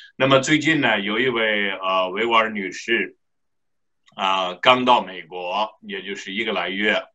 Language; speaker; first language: Chinese; non-native, local second language; Uyghur